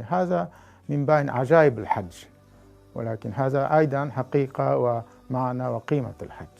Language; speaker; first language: Arabic; non-native, fluent; Japanese